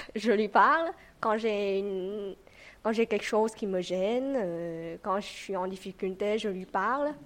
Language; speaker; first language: French; non-native, fluent; Vietnamese